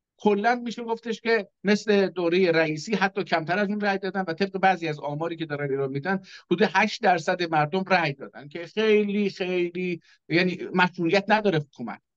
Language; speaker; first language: Persian; non-native, local second language; Azerbaijani